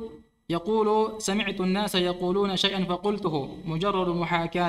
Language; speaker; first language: Arabic; non-native, learner; Indonesian